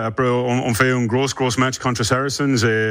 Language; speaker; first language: French; non-native, learner; English